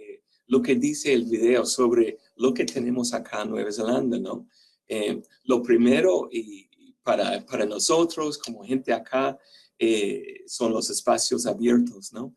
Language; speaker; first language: Spanish; non-native, fluent; English